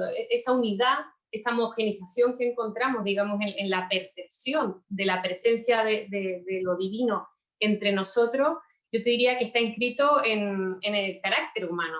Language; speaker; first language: Spanish; native; Spanish